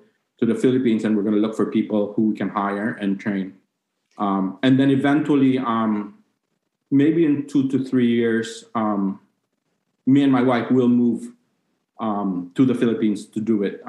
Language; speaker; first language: English; non-native, local second language; Cebuano